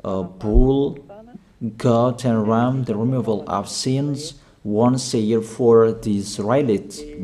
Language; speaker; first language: English; non-native, fluent; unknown